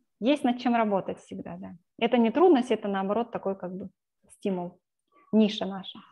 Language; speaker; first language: Russian; native; Russian